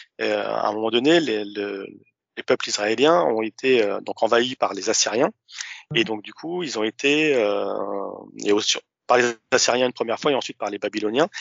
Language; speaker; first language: French; early bilingual, other home language; Arabic